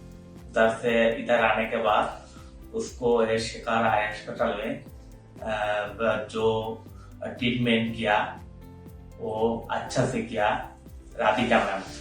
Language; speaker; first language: Hindi; non-native, learner; Bangla